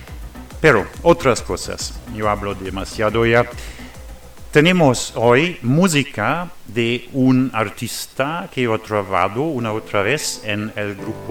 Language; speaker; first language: Spanish; non-native, learner; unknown